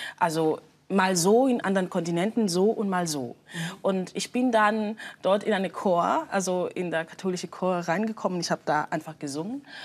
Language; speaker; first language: German; non-native, fluent; Swahili